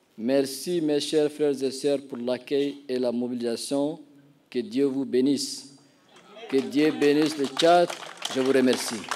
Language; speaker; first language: French; non-native, local second language; Arabic